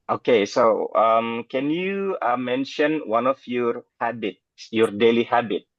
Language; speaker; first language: English; non-native, fluent; Indonesian